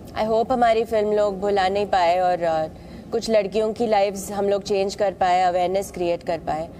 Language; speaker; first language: Hindi; non-native, local second language; Malayalam